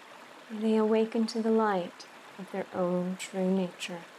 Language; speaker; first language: English; native; English